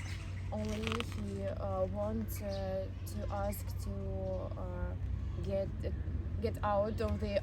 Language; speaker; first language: English; non-native, learner; Ukrainian